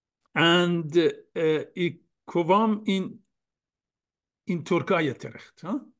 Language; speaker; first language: Dutch; non-native, fluent; Persian